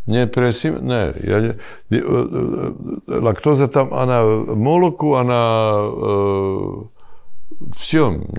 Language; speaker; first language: Russian; non-native, learner; Serbian